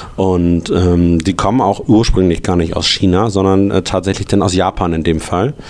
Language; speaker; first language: German; native; German